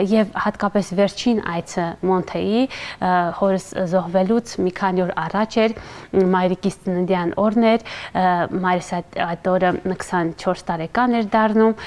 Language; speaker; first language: Armenian; native; Armenian